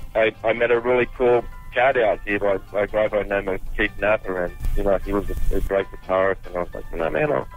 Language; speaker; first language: English; native; English